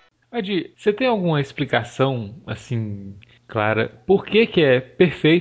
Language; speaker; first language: Portuguese; native; Portuguese